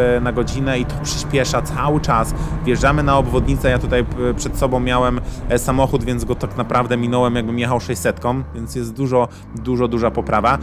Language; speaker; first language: Polish; native; Polish